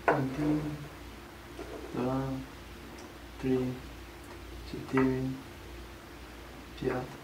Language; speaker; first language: Russian; non-native, learner; English